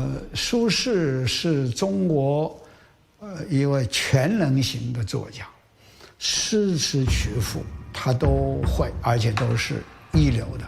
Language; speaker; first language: Chinese; native; Chinese